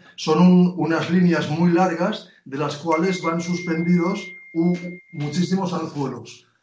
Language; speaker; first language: Spanish; native; Spanish